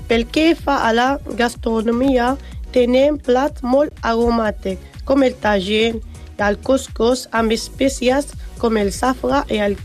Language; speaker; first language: Catalan; non-native, learner; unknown